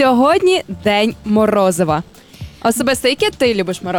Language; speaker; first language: Ukrainian; native; Ukrainian